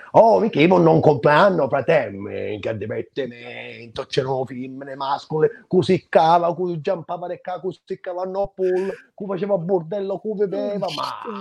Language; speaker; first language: Italian; early bilingual, heritage; Italian